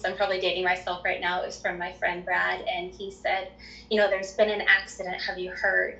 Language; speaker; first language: English; native; English